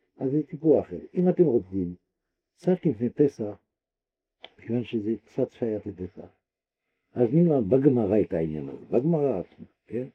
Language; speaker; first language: Hebrew; non-native, fluent; French